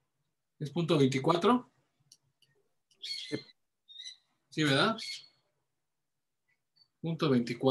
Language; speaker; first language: Spanish; native; Spanish